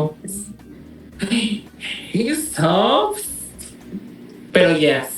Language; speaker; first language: English; non-native, learner; Spanish